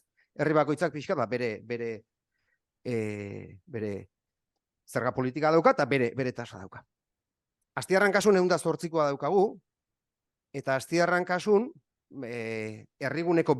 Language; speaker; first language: Basque; native; Basque